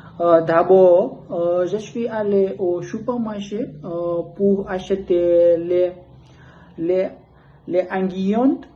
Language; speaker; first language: French; non-native, learner; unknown